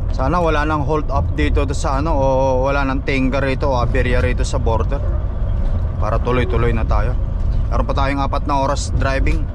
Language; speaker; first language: Filipino; native; Filipino